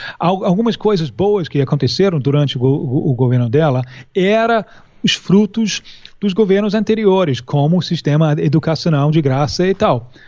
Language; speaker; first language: Portuguese; non-native, fluent; English